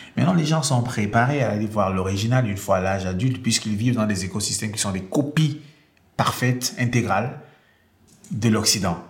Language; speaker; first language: French; non-native, local second language; Basaa